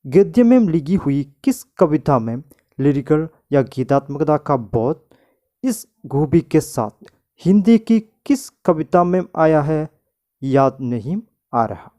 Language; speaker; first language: Hindi; non-native, local second language; Malayalam